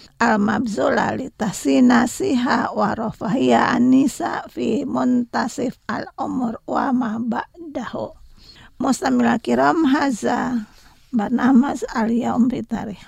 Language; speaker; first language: Arabic; non-native, learner; Indonesian